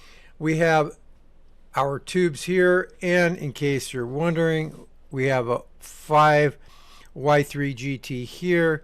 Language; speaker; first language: English; native; English